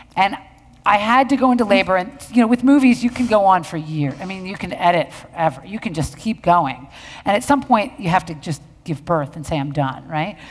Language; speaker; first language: English; native; English